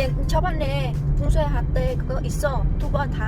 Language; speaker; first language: Korean; non-native, learner; Vietnamese